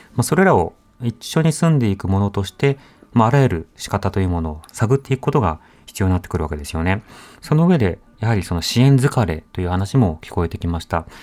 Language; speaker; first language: Japanese; native; Japanese